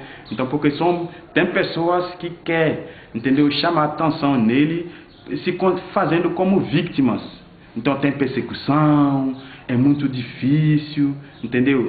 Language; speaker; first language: Portuguese; non-native, fluent; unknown